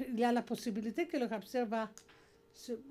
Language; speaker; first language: French; non-native, learner; English